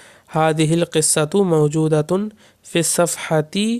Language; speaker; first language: Arabic; non-native, fluent; Urdu